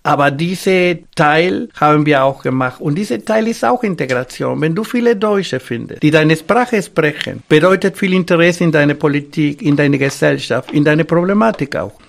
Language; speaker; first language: German; non-native, fluent; Spanish